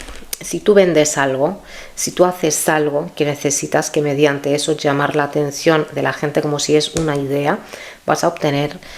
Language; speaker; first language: Spanish; native; Spanish